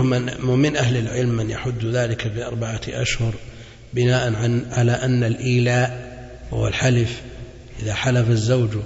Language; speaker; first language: Arabic; native; Arabic